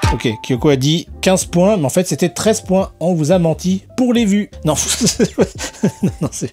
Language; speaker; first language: French; native; French